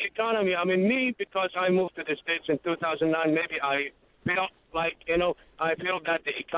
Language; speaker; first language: English; non-native, fluent; Arabic